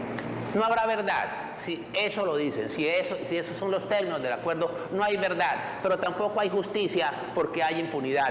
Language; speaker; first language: Spanish; native; Spanish